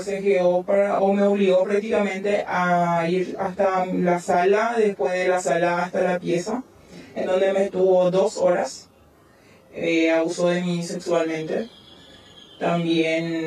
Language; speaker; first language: Spanish; native; Spanish